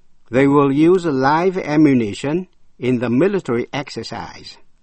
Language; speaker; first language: English; non-native, fluent; Vietnamese